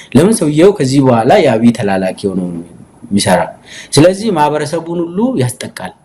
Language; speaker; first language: Amharic; non-native, local second language; Oromo